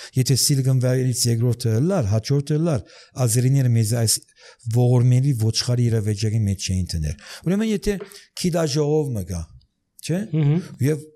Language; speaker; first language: Armenian; early bilingual, heritage; Armenian